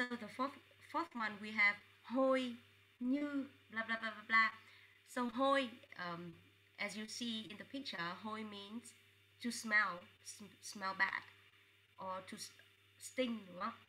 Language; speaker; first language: English; non-native, fluent; Vietnamese